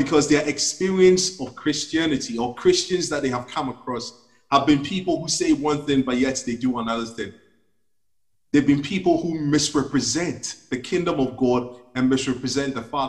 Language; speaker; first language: English; non-native, local second language; Akan